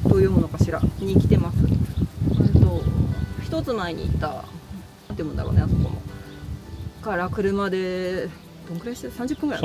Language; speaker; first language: Japanese; native; Japanese